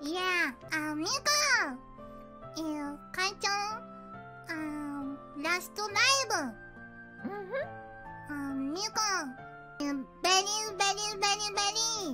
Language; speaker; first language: English; non-native, learner; Japanese